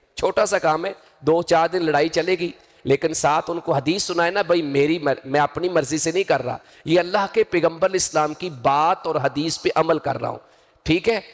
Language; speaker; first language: Urdu; non-native, local second language; Punjabi